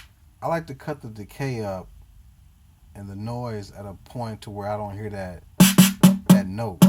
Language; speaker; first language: English; native; English